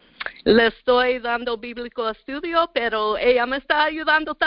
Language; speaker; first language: Spanish; early bilingual, heritage; Spanish